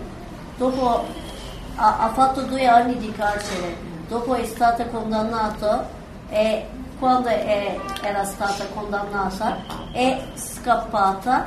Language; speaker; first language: Italian; non-native, learner; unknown